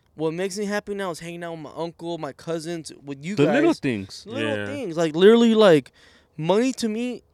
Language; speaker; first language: English; early bilingual, other home language; Spanish